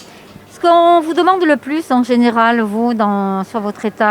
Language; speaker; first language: French; native; French